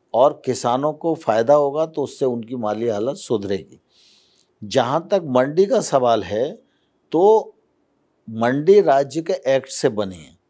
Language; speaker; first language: Hindi; native; Hindi